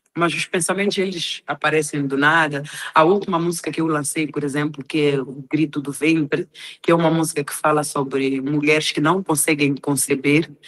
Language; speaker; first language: Portuguese; non-native, local second language; Tsonga